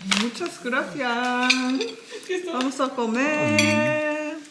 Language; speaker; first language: Spanish; non-native, learner; Korean